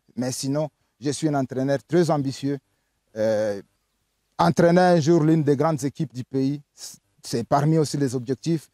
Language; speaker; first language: French; non-native, local second language; Swahili